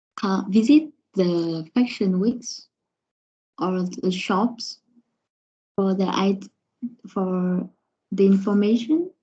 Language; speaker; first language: English; non-native, learner; Vietnamese